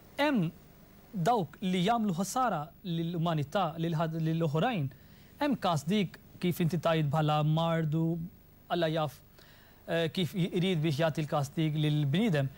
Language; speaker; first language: Maltese; non-native, fluent; Urdu